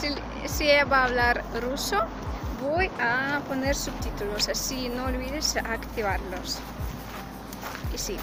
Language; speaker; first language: Spanish; non-native, learner; Russian